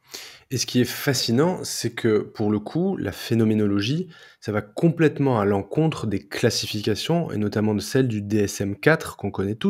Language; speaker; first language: French; native; French